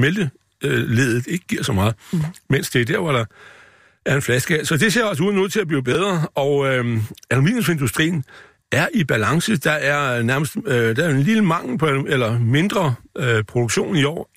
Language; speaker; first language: Danish; native; Danish